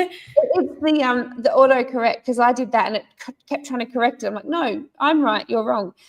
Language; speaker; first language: English; native; English